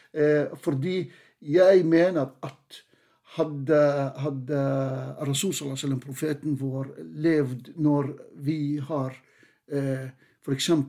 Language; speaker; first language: Norwegian; non-native, fluent; Arabic